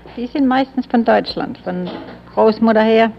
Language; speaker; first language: German; early bilingual, heritage; German